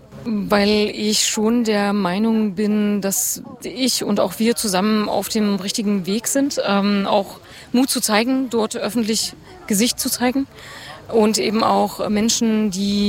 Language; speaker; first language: German; native; German